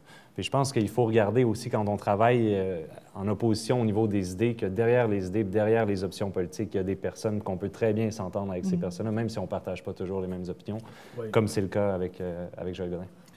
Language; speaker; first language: French; native; French